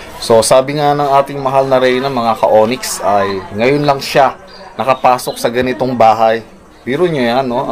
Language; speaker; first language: Filipino; native; Filipino